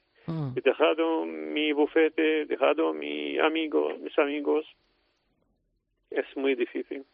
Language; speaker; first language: Spanish; non-native, fluent; Arabic